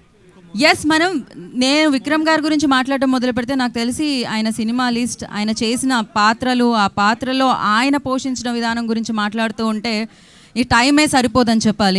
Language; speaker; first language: Telugu; native; Telugu